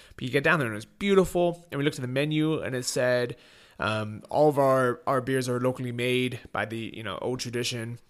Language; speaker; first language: English; native; English